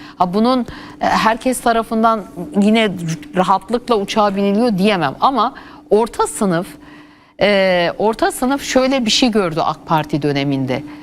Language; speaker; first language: Turkish; native; Turkish